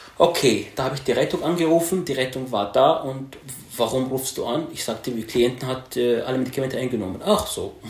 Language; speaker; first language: German; non-native, fluent; Arabic